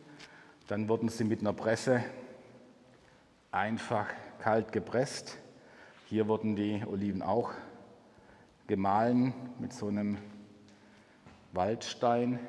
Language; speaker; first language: German; native; German